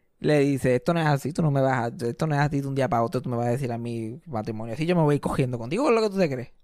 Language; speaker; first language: Spanish; native; Spanish